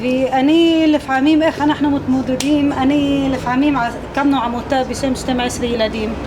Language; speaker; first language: Hebrew; non-native, local second language; Arabic